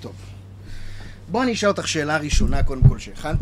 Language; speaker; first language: Hebrew; native; Hebrew